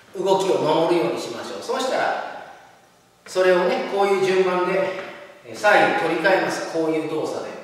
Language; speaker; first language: Japanese; native; Japanese